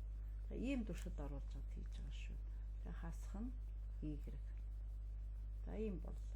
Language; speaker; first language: Mongolian; native; Mongolian